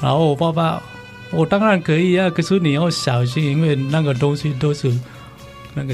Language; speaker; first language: Chinese; non-native, learner; Balinese